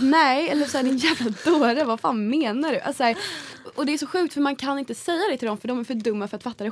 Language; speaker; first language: Swedish; native; Swedish